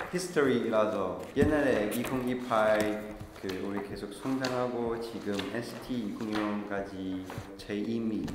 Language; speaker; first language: Korean; non-native, fluent; Cantonese